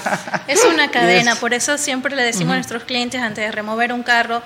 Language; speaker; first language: Spanish; native; Spanish